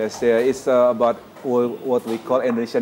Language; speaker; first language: English; non-native, fluent; Indonesian